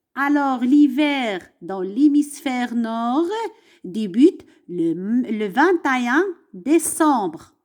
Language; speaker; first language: French; non-native, local second language; Arabic